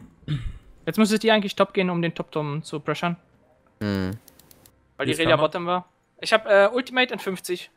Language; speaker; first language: German; native; German